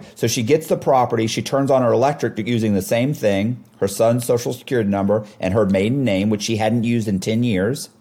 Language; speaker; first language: English; native; English